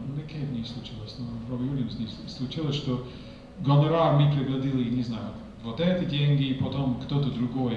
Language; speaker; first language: Russian; non-native, fluent; English